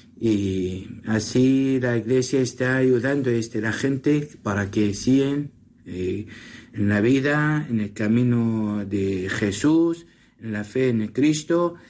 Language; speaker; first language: Spanish; non-native, learner; Assyrian Neo-Aramaic